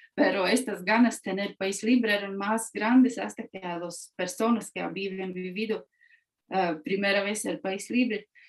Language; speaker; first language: Spanish; non-native, fluent; Latvian